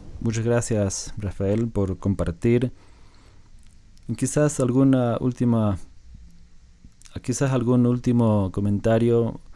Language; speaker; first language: Spanish; non-native, fluent; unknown